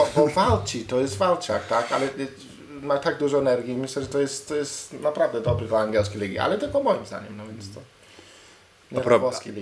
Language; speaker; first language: Polish; non-native, learner; English